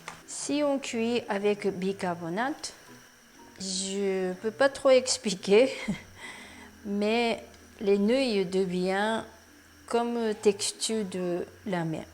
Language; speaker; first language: French; non-native, learner; Japanese